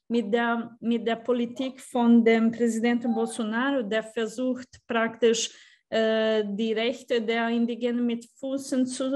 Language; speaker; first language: German; non-native, fluent; Portuguese